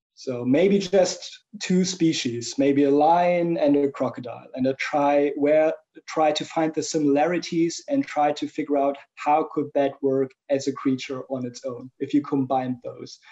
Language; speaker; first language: English; non-native, fluent; German